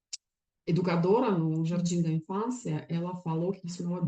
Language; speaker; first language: Portuguese; non-native, fluent; Russian